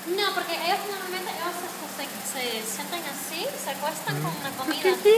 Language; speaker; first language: Spanish; early bilingual, heritage; Spanish